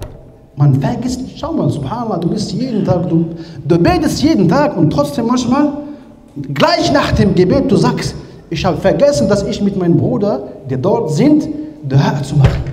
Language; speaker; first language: German; non-native, learner; Arabic